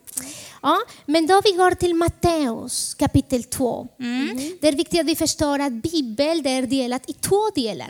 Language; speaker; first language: Swedish; non-native, fluent; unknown